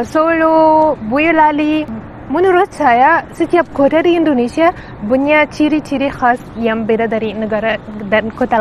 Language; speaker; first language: Indonesian; non-native, fluent; Arabic